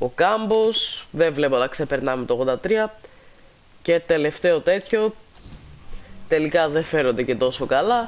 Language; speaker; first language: Greek; native; Greek